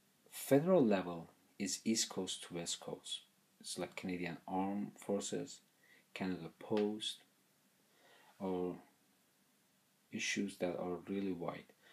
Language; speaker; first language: English; non-native, fluent; Persian